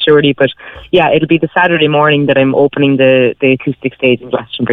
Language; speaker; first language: English; native; English